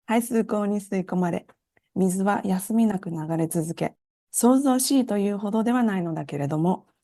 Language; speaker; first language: Japanese; early bilingual, heritage; Japanese